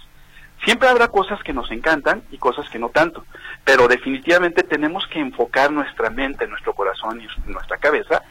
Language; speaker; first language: Spanish; native; Spanish